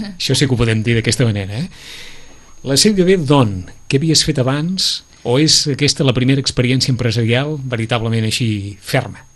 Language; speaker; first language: Catalan; native; Catalan